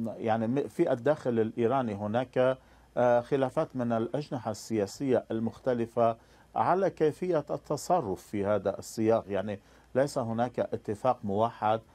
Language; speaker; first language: Arabic; non-native, fluent; Persian